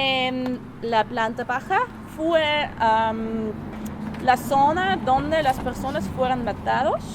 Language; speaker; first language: Spanish; non-native, learner; German